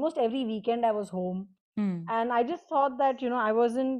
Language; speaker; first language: English; non-native, local second language; Marathi